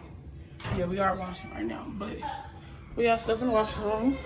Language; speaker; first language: English; native; English